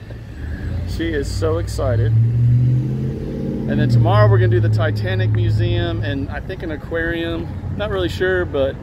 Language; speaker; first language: English; native; English